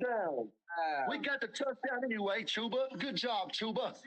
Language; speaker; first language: English; native; English